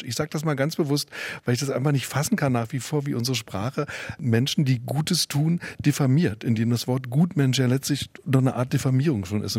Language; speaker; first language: German; native; German